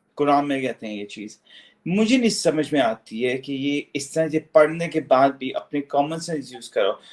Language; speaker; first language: Urdu; native; Urdu